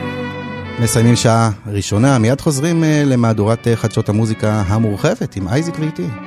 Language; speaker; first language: Hebrew; native; Hebrew